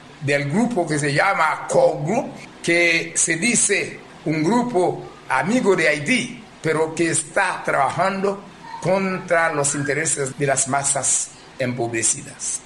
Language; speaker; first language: Spanish; non-native, fluent; Haitian Creole